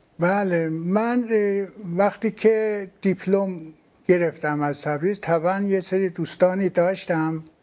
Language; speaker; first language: Persian; non-native, local second language; Azerbaijani